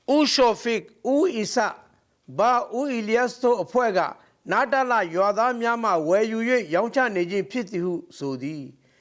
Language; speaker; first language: Burmese; non-native, local second language; Rohingya